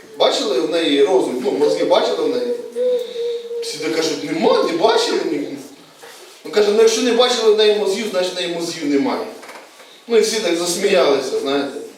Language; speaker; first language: Ukrainian; native; Ukrainian